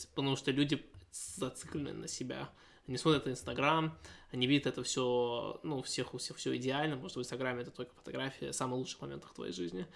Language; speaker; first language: Russian; early bilingual, heritage; Russian